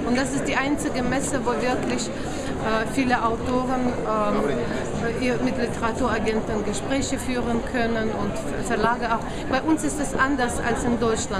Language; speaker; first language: German; non-native, fluent; Russian